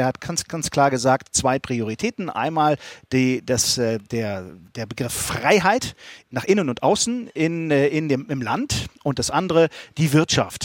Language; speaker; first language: German; native; German